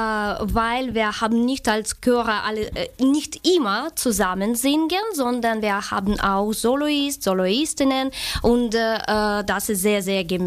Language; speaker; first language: German; non-native, fluent; Ukrainian